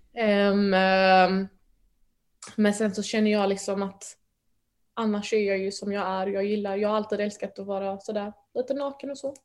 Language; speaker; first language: Swedish; early bilingual, other home language; Mandingo